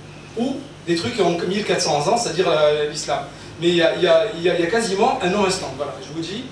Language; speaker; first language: French; early bilingual, other home language; Arabic